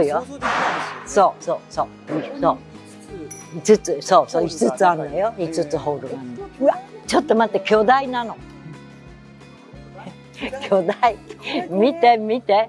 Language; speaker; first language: Japanese; native; Japanese